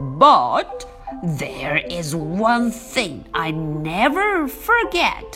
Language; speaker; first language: English; non-native, fluent; Chinese